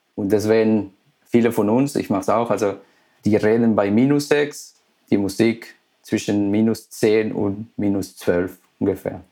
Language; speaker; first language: German; non-native, fluent; Spanish